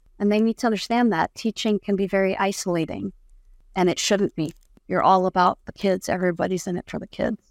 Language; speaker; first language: English; non-native, fluent; Arabic